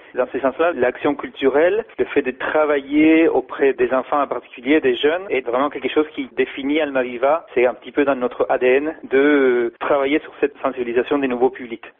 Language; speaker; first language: French; non-native, fluent; Spanish